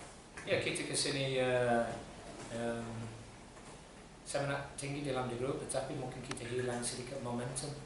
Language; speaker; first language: Indonesian; non-native, fluent; English